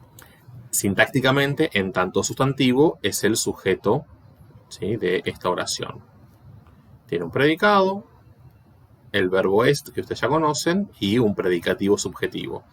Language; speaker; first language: Spanish; native; Spanish